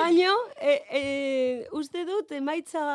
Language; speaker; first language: Basque; non-native, learner; Galician